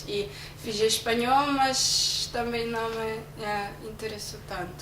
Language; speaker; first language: Portuguese; non-native, fluent; Czech